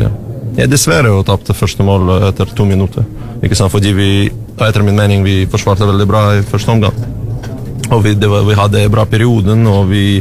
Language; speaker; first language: Norwegian; non-native, learner; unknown